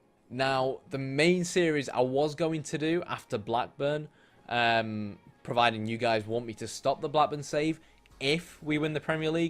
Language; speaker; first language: English; native; English